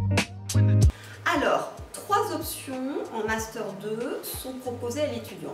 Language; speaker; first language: French; native; French